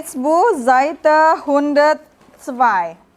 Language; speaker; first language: German; non-native, learner; Indonesian